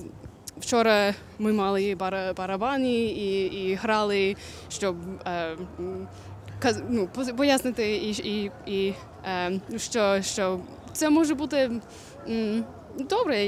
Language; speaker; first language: Ukrainian; non-native, learner; English